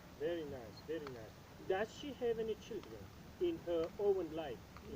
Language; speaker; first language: English; non-native, fluent; Tajik